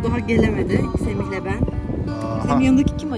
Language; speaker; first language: Turkish; native; Turkish